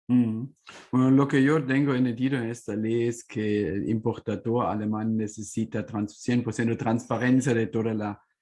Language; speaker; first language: Spanish; non-native, fluent; German